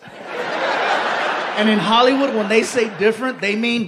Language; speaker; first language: English; native; English